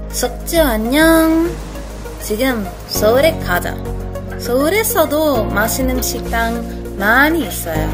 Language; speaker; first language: Korean; non-native, learner; Portuguese